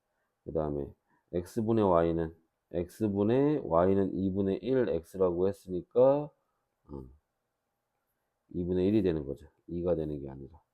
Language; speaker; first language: Korean; native; Korean